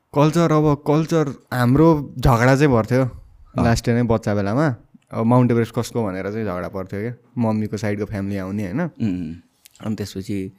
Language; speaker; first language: Nepali; non-native, local second language; Bhojpuri